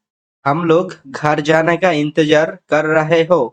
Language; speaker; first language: Hindi; non-native, learner; Bangla